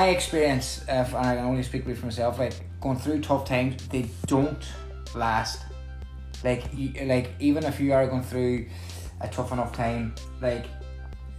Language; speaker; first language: English; native; English